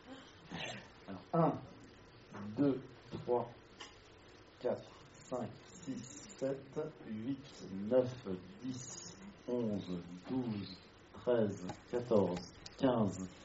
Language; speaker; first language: French; native; French